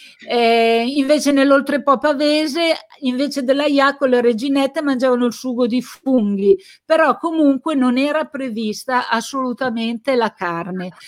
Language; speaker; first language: Italian; native; Italian